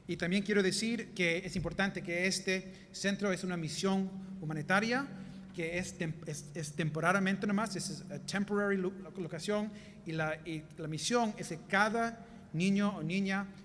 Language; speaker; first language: Spanish; early bilingual, heritage; Spanish